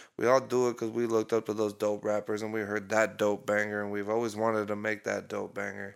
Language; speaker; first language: English; native; English